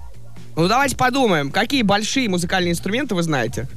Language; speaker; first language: Russian; native; Russian